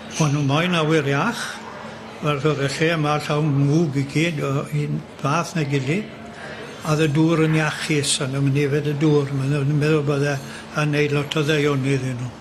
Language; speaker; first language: Welsh; native; Welsh